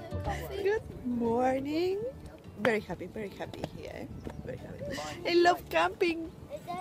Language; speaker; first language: English; non-native, learner; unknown